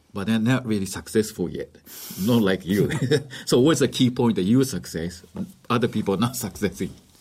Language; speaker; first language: English; non-native, fluent; Japanese